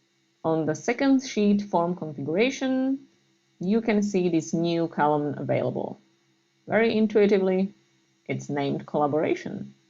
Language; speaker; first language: English; non-native, fluent; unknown